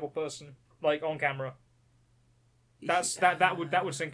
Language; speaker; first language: English; native; English